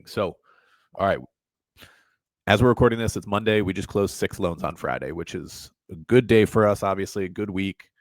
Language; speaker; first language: English; native; English